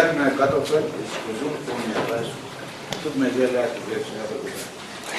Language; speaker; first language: German; non-native, learner; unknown